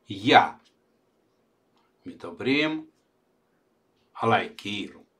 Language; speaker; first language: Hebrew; non-native, fluent; Russian